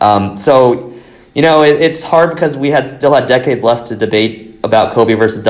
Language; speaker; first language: English; native; English